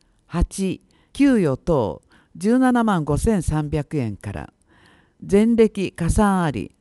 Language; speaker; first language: Japanese; native; Japanese